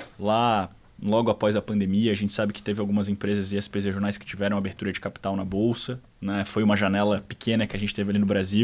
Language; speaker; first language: Portuguese; native; Portuguese